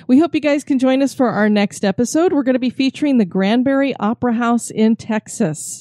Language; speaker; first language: English; native; English